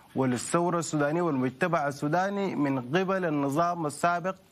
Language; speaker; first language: Arabic; native; Arabic